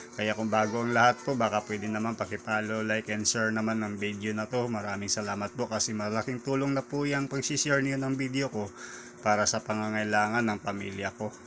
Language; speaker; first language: Filipino; non-native, local second language; Cebuano